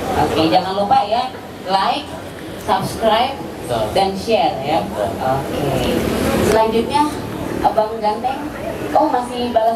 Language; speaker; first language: Indonesian; native; Indonesian